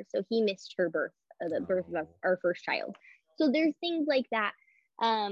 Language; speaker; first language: English; native; English